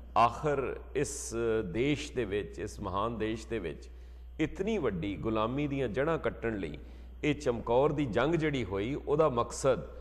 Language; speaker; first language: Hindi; non-native, local second language; Punjabi